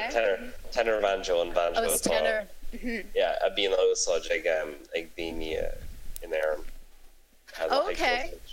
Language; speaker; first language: Irish; non-native, local second language; English